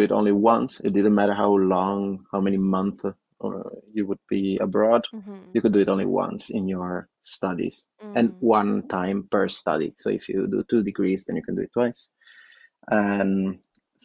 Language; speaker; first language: English; non-native, fluent; Italian